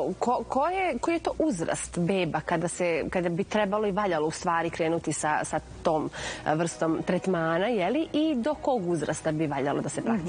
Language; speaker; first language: Serbian; native; Serbian